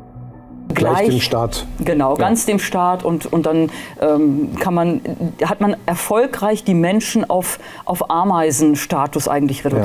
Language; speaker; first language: German; native; German